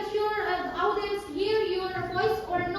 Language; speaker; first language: English; non-native, learner; Indonesian